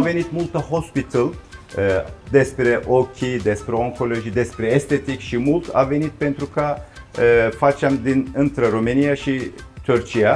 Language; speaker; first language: Romanian; non-native, learner; Turkish